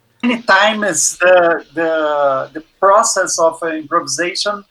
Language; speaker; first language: English; non-native, learner; Portuguese